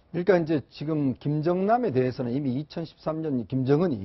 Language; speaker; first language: Korean; native; Korean